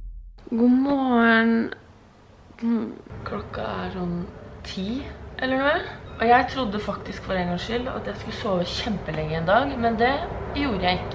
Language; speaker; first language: Norwegian; native; Norwegian